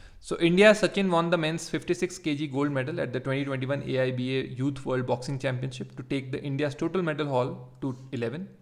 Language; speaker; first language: English; non-native, local second language; Hindi